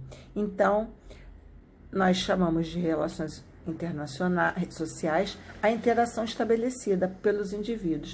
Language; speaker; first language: Portuguese; native; Portuguese